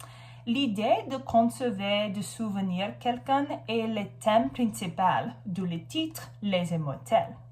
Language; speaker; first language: French; non-native, learner; English